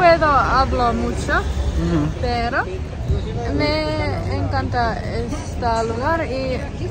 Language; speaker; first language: Spanish; non-native, learner; Finnish